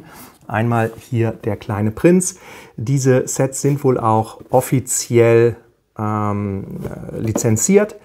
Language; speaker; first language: German; native; German